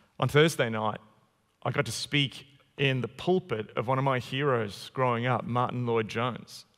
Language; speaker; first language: English; native; English